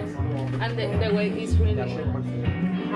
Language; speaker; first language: English; non-native, learner; Spanish